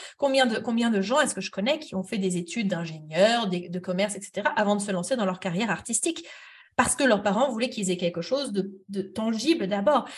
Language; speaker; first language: French; native; French